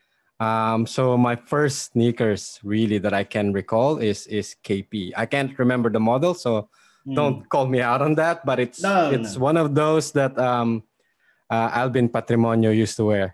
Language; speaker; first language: English; non-native, local second language; Filipino